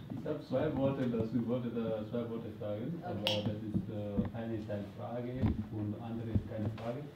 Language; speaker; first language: German; non-native, learner; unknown